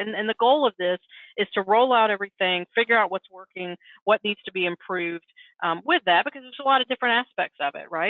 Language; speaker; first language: English; native; English